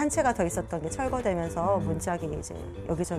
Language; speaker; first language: Korean; early bilingual, heritage; Korean